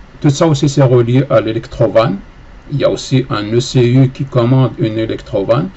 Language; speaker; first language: French; native; French